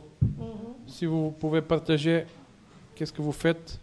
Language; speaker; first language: French; non-native, fluent; Bulgarian